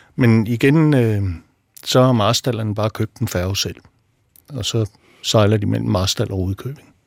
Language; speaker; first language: Danish; native; Danish